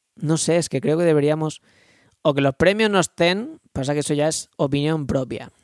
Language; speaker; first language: Spanish; native; Spanish